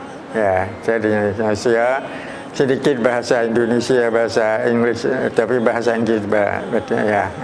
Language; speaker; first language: Indonesian; early bilingual, heritage; Thai